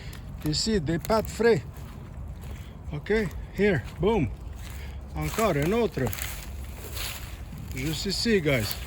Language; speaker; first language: French; non-native, local second language; English